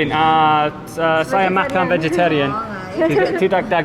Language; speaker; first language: Indonesian; non-native, learner; English